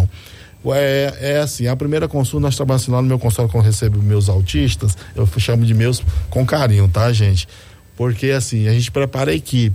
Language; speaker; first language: Portuguese; native; Portuguese